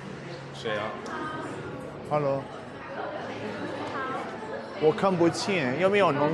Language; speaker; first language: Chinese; non-native, fluent; Italian